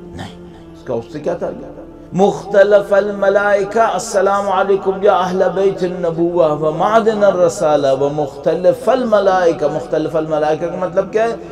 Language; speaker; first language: Urdu; native; Urdu